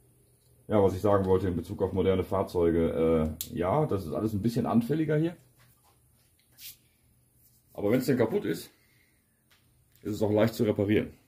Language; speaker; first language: German; native; German